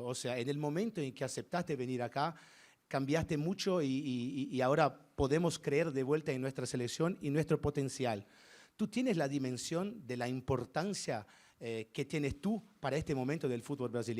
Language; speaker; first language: Spanish; non-native, fluent; Portuguese